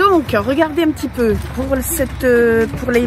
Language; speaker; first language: French; native; French